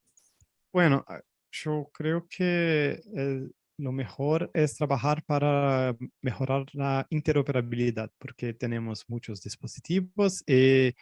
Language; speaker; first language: Spanish; non-native, fluent; Portuguese